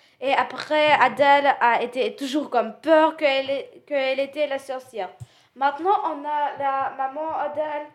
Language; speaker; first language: French; non-native, learner; English